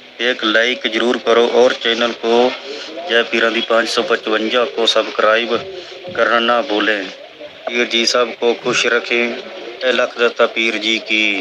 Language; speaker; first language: Hindi; non-native, local second language; Punjabi